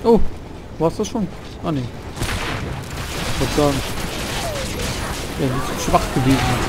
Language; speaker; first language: German; native; German